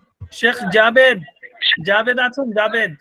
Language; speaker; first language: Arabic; non-native, fluent; Bangla